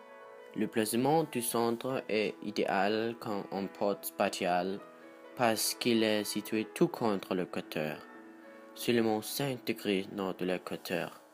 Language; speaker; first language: French; non-native, learner; Danish